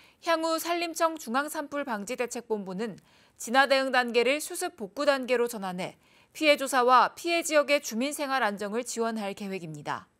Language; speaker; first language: Korean; native; Korean